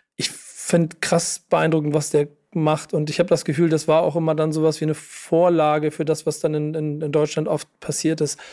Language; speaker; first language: German; native; German